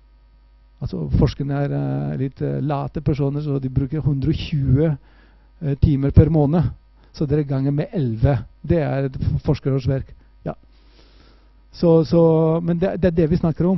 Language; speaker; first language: Norwegian; non-native, fluent; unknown